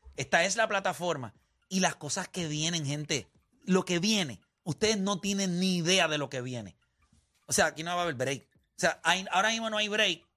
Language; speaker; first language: Spanish; native; Spanish